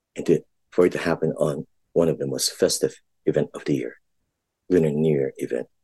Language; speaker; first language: English; non-native, local second language; Filipino